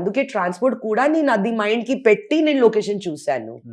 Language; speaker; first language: Telugu; non-native, learner; Hindi